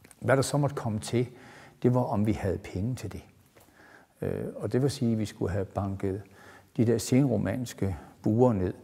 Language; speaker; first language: Danish; native; Danish